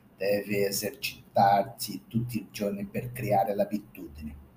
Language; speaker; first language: Italian; non-native, fluent; Portuguese